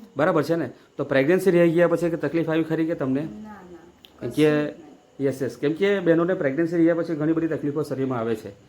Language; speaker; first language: Gujarati; native; Gujarati